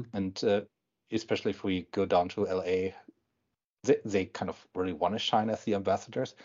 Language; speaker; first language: English; non-native, fluent; German